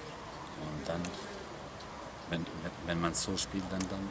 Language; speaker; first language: German; non-native, fluent; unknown